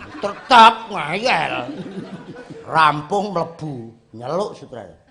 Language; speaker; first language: Javanese; native; Javanese